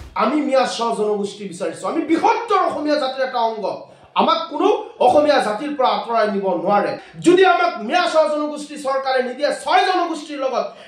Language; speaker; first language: Assamese; non-native, local second language; Bangla